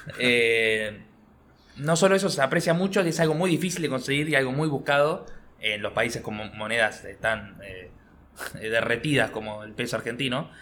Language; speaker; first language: Spanish; native; Spanish